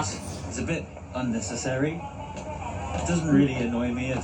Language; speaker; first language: English; native; English